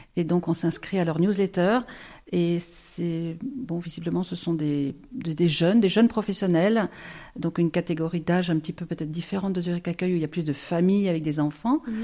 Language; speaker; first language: French; native; French